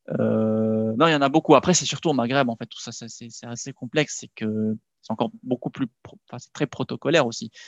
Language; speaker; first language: French; non-native, local second language; Arabic